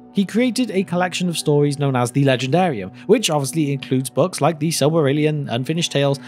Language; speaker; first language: English; native; English